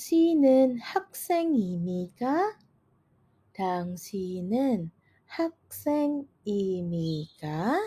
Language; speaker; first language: Korean; non-native, fluent; Indonesian